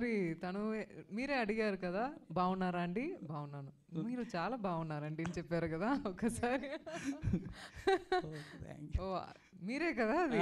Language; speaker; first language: Telugu; non-native, fluent; Tamil